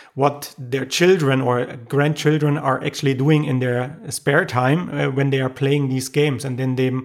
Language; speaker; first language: English; non-native, fluent; German